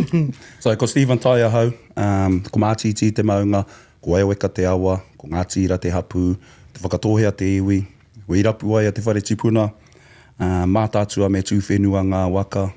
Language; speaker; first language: Māori; non-native, local second language; English